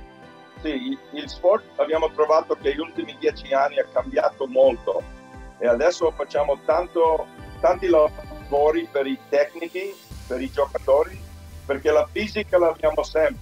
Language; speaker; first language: Italian; early bilingual, heritage; Italian